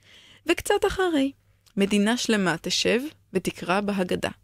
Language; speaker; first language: Hebrew; native; Hebrew